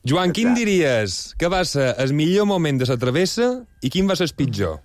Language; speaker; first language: Catalan; native; Catalan